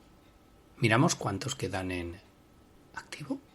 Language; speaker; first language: Spanish; native; Spanish